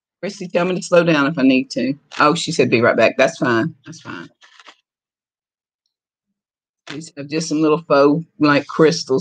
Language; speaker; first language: English; native; English